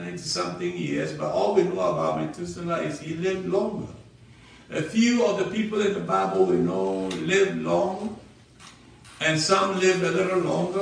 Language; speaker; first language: English; non-native, local second language; Akan